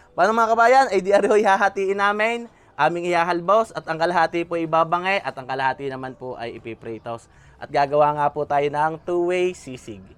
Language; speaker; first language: Filipino; native; Filipino